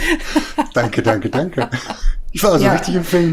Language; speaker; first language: German; native; German